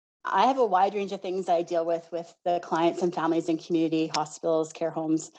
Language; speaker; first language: English; native; English